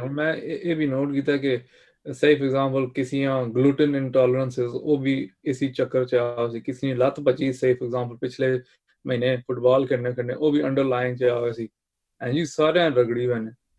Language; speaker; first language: Punjabi; early bilingual, heritage; Punjabi